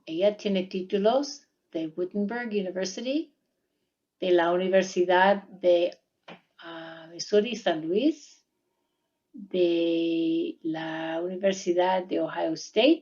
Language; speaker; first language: Spanish; non-native, learner; English